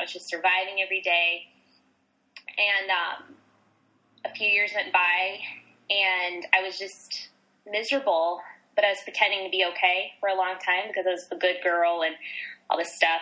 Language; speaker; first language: English; native; English